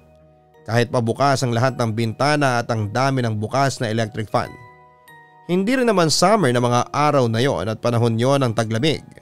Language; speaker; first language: Filipino; native; Filipino